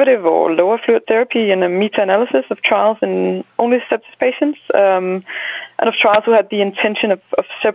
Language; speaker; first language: English; non-native, fluent; Danish